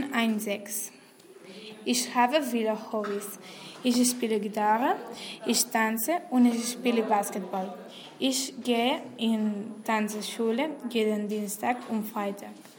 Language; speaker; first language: German; non-native, learner; Spanish